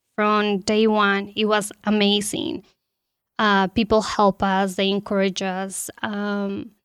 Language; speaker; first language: English; non-native, fluent; Spanish